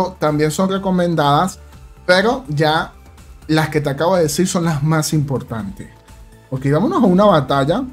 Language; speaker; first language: Spanish; native; Spanish